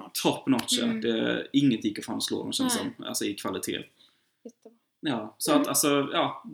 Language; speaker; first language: Swedish; native; Swedish